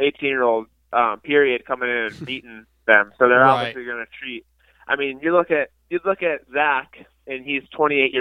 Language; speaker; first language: English; native; English